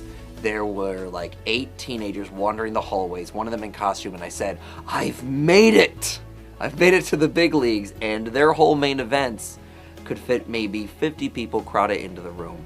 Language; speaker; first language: English; native; English